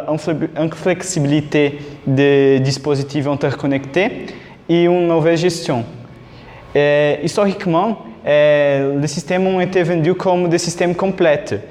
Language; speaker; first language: French; non-native, learner; Portuguese